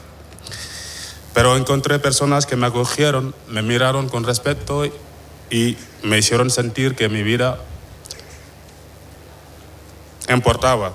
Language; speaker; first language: Spanish; non-native, fluent; Wolof